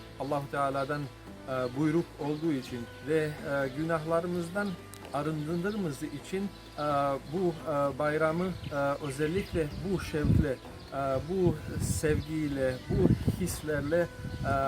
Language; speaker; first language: Turkish; non-native, fluent; Bosnian